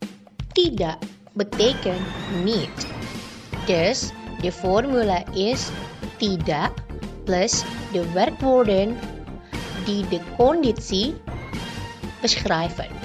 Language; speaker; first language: Dutch; non-native, fluent; Indonesian